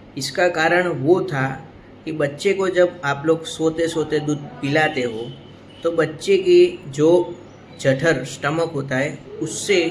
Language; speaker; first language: Hindi; non-native, local second language; Gujarati